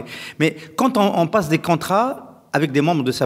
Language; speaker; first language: French; non-native, local second language; Arabic